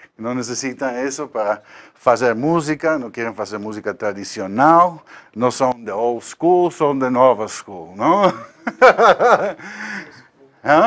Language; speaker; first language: Portuguese; non-native, learner; Spanish